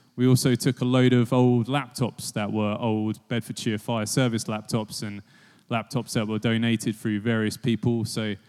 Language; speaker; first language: English; native; English